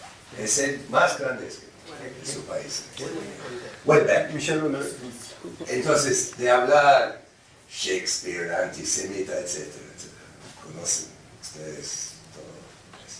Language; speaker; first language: Spanish; non-native, fluent; English